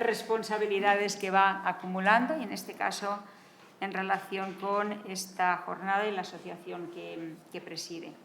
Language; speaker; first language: Spanish; native; Spanish